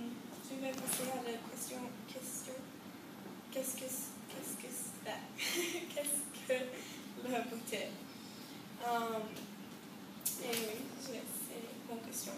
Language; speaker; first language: French; non-native, learner; English